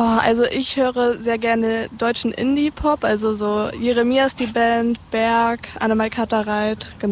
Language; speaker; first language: German; native; German